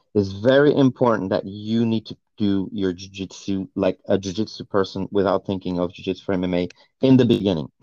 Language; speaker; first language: English; non-native, fluent; Portuguese